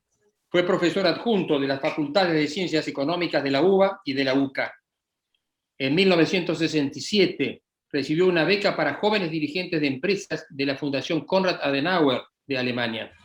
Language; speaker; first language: Spanish; native; Spanish